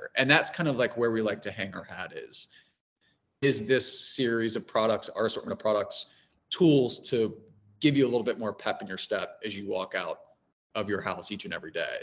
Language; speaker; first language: English; native; English